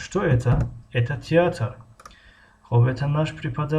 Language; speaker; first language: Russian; non-native, fluent; Tajik